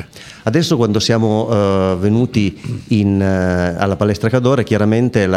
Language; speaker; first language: Italian; native; Italian